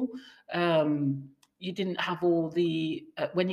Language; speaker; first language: English; native; English